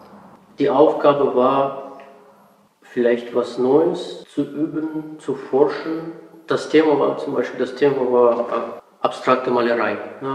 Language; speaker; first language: German; non-native, fluent; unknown